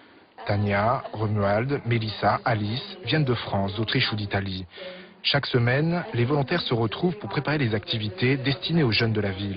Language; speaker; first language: French; native; French